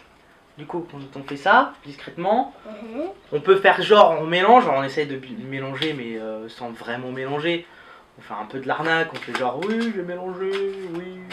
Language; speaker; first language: French; native; French